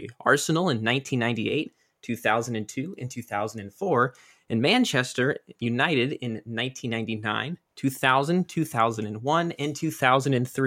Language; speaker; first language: English; native; English